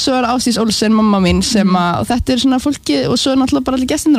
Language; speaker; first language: Icelandic; native; Icelandic